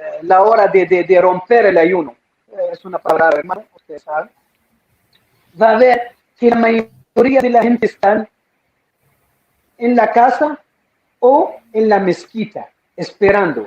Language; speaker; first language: Spanish; non-native, fluent; Arabic